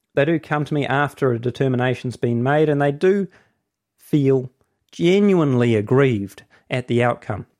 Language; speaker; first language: English; native; English